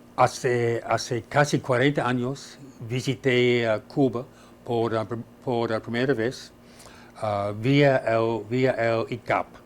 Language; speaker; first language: Spanish; non-native, fluent; English